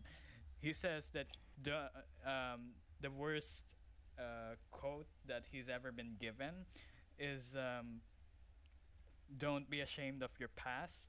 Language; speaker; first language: English; non-native, local second language; Filipino